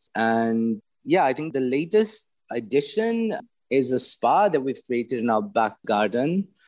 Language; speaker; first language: English; non-native, fluent; Romanian